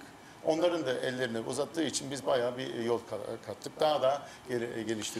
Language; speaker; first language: Turkish; early bilingual, heritage; Turkish